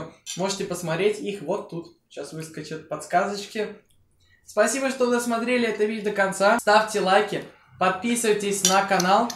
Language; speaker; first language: Russian; native; Russian